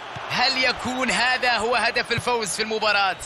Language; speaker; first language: Arabic; native; Arabic